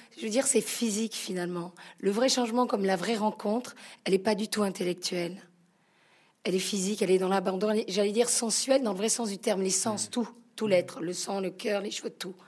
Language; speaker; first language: French; native; French